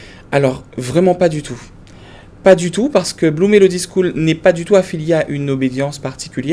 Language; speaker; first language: French; native; French